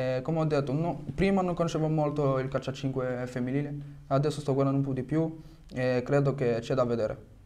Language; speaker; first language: Italian; non-native, fluent; French